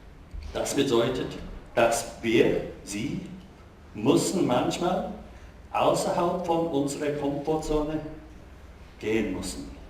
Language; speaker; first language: German; non-native, fluent; English